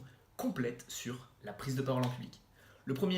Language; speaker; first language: French; native; French